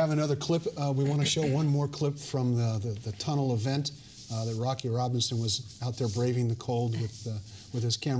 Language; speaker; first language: English; native; English